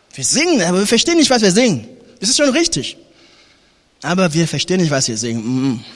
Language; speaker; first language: German; non-native, fluent; French